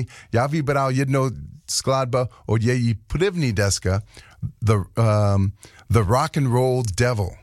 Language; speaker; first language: Czech; non-native, learner; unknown